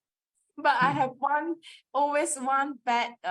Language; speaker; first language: English; non-native, learner; Thai